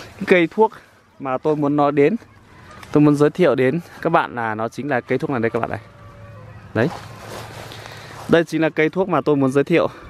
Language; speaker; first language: Vietnamese; non-native, local second language; Iu Mien